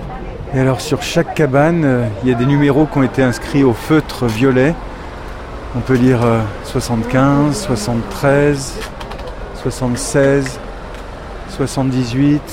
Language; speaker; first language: French; native; French